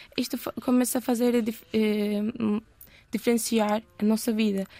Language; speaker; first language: Portuguese; non-native, learner; Turkish